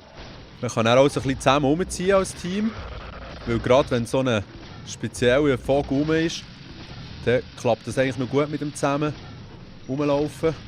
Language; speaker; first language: German; native; German